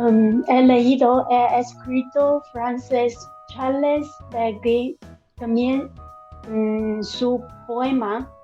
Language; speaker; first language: Spanish; non-native, learner; Chinese